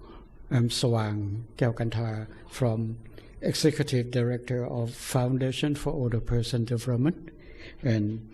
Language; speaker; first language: English; non-native, fluent; Thai